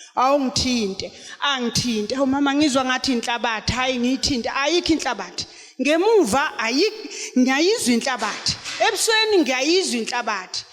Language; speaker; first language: Zulu; native; Zulu